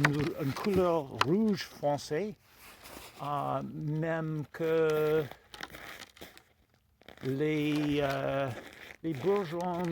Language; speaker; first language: French; non-native, fluent; English